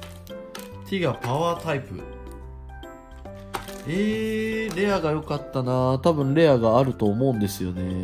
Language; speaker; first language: Japanese; native; Japanese